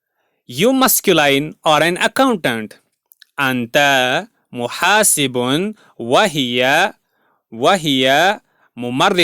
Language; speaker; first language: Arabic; non-native, fluent; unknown